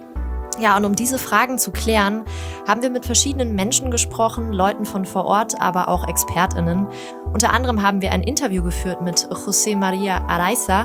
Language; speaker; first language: German; native; German